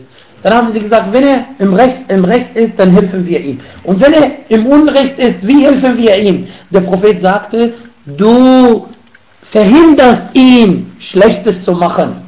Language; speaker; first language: German; non-native, fluent; Arabic